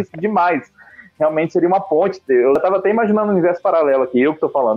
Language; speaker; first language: Portuguese; native; Portuguese